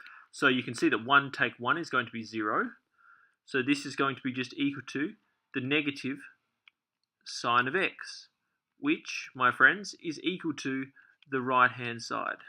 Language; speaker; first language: English; native; English